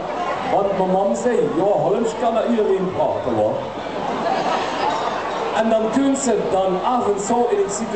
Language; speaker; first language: Dutch; non-native, local second language; Limburgish